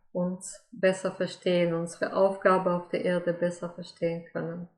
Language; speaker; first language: German; non-native, fluent; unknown